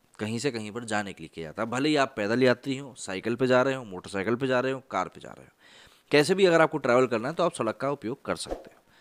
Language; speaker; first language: Hindi; native; Hindi